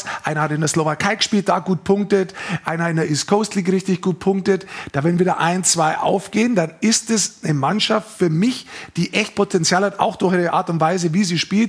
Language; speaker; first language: German; native; German